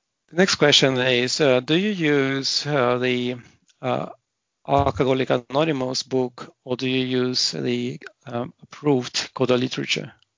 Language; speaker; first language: English; non-native, fluent; Russian